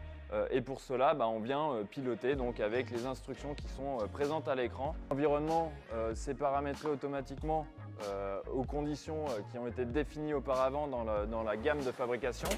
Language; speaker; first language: French; native; French